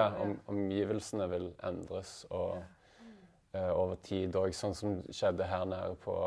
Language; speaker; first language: Norwegian; native; Norwegian